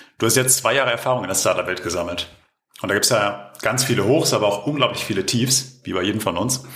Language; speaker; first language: German; native; German